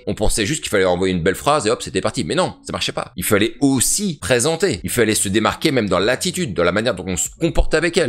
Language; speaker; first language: French; native; French